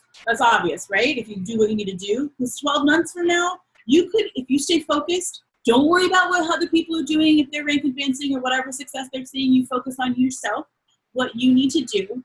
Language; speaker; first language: English; native; English